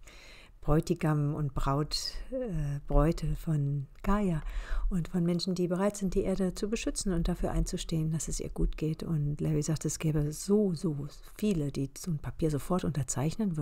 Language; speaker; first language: German; native; German